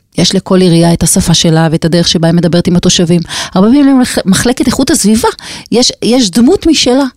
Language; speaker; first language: Hebrew; native; Hebrew